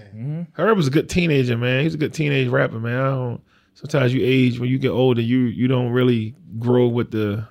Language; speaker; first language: English; native; English